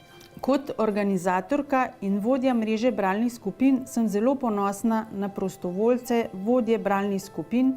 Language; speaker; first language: Slovenian; native; Slovenian